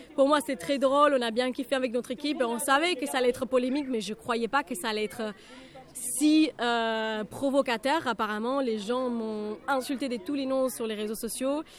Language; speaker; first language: French; non-native, fluent; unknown